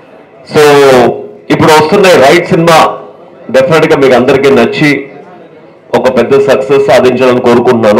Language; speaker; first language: Telugu; native; Telugu